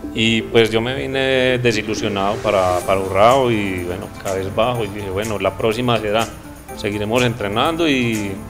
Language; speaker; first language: Spanish; native; Spanish